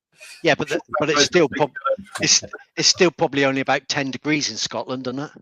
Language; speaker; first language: English; native; English